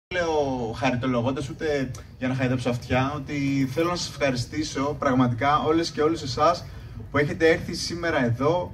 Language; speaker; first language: Greek; native; Greek